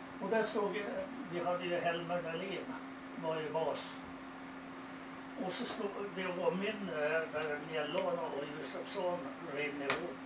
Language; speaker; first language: Swedish; native; Swedish